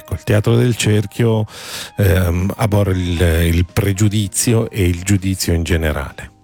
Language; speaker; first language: Italian; native; Italian